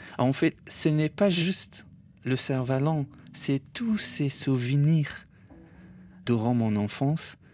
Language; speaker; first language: French; non-native, fluent; Persian